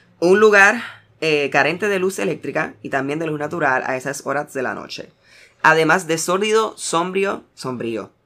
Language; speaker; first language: Spanish; early bilingual, heritage; Spanish